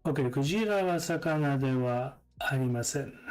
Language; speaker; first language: Japanese; non-native, learner; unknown